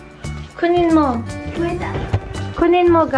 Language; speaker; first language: Filipino; early bilingual, heritage; Filipino